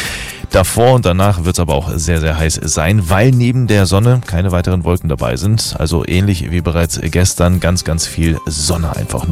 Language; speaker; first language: German; native; German